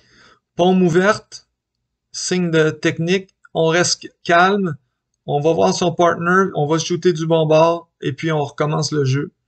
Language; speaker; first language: French; native; French